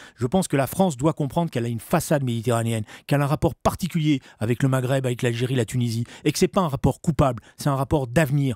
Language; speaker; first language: French; native; French